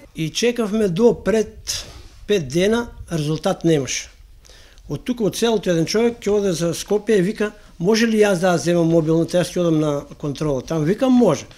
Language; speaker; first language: Macedonian; native; Macedonian